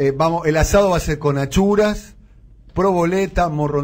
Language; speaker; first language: Spanish; native; Spanish